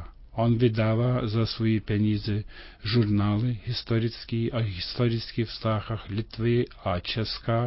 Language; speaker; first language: Czech; non-native, fluent; Lithuanian